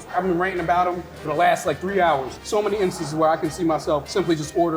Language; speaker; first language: English; native; English